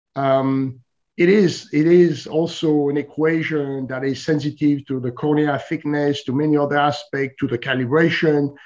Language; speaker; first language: English; non-native, fluent; French